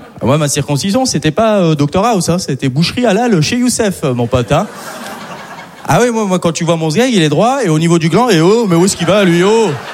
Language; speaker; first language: French; early bilingual, other home language; Arabic